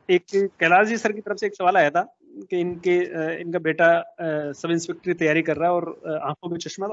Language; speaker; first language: Hindi; native; Hindi